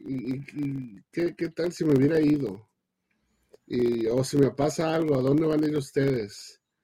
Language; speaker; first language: Spanish; early bilingual, heritage; Spanish